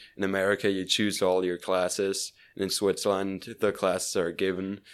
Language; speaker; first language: English; non-native, fluent; Swiss German